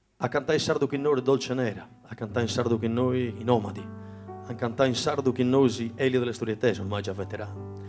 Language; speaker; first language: Italian; non-native, local second language; Sardinian